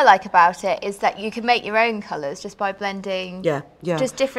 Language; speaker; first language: English; native; English